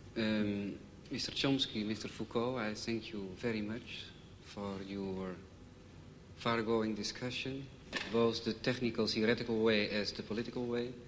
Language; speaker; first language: English; non-native, fluent; Dutch